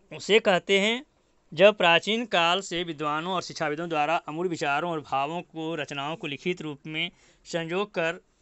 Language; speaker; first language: Hindi; native; Hindi